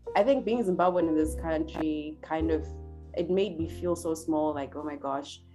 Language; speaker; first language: English; non-native, local second language; Shona